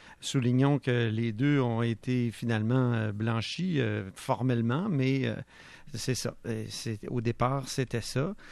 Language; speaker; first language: French; native; French